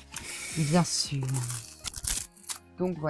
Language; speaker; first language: French; native; French